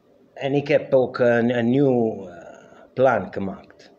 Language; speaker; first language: Dutch; non-native, learner; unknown